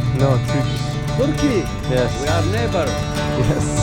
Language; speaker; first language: English; non-native, learner; Turkish